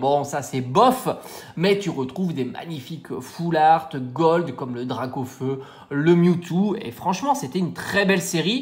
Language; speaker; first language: French; native; French